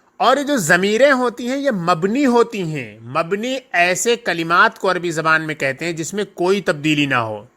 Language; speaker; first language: Urdu; native; Urdu